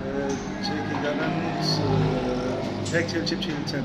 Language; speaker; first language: Korean; non-native, learner; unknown